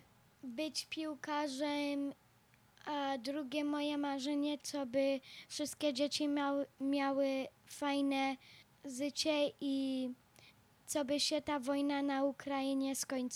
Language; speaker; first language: Polish; early bilingual, heritage; Polish